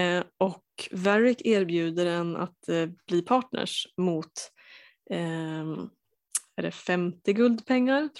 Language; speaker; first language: Swedish; native; Swedish